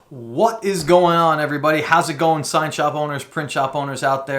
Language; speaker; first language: English; native; English